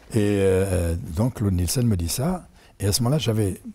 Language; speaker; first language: French; native; French